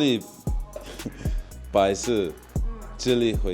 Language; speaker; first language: Chinese; non-native, learner; English